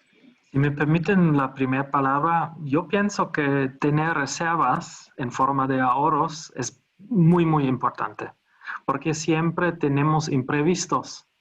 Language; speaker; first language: Spanish; non-native, fluent; German